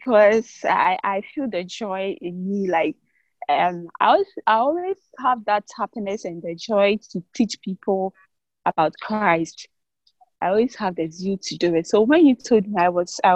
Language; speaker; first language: English; non-native, local second language; Akan